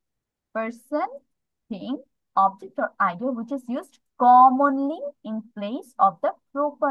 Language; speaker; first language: English; non-native, fluent; Bangla